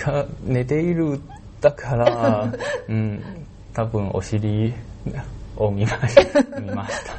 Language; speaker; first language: Japanese; non-native, learner; Chinese